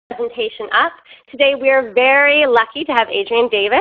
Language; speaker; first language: English; native; English